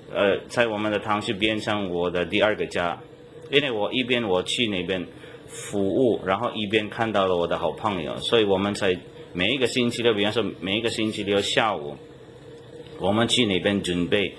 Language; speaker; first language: Chinese; non-native, fluent; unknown